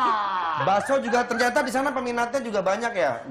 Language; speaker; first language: Indonesian; native; Indonesian